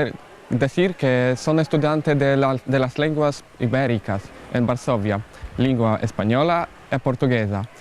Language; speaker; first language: Portuguese; non-native, learner; Polish